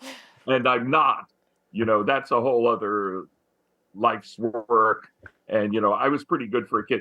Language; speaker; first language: English; native; English